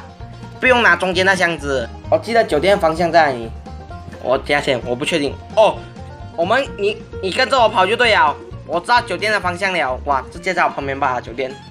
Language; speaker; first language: Chinese; native; Chinese